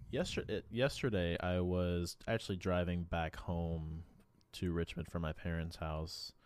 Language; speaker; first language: English; native; English